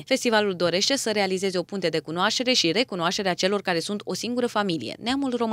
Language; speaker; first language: Romanian; native; Romanian